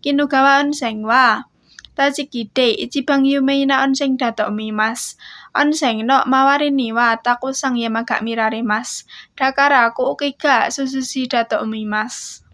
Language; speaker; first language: Japanese; non-native, learner; Indonesian